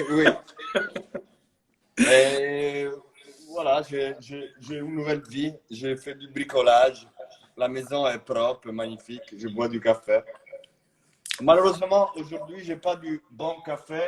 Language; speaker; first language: French; non-native, fluent; Italian